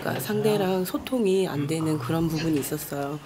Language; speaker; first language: Korean; native; Korean